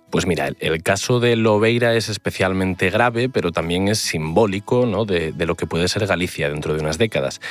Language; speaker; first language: Spanish; native; Spanish